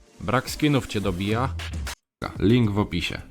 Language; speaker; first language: Polish; native; Polish